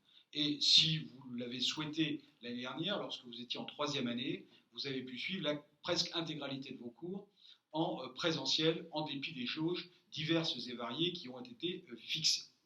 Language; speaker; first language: French; native; French